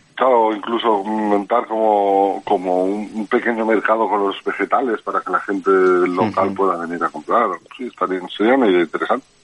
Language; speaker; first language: Spanish; native; Spanish